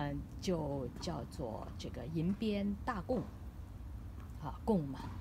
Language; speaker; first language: Chinese; native; Chinese